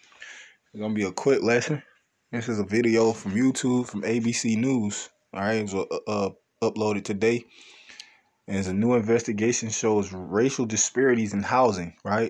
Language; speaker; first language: English; native; English